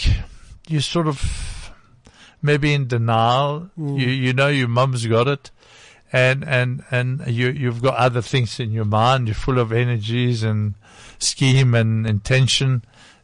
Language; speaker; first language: English; non-native, fluent; French